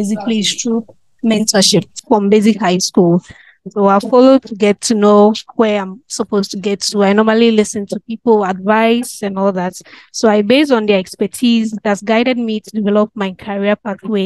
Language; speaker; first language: English; non-native, local second language; Akan